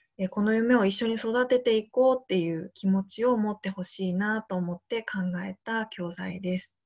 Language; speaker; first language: Japanese; native; Japanese